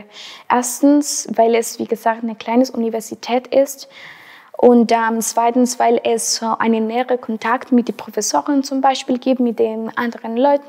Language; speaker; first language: German; non-native, fluent; Spanish